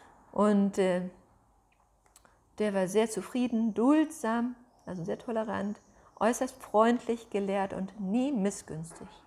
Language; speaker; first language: German; native; German